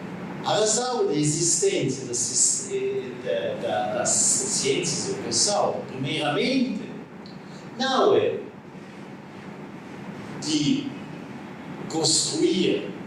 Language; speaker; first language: Portuguese; non-native, learner; French